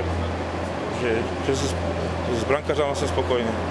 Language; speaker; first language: Polish; non-native, learner; Czech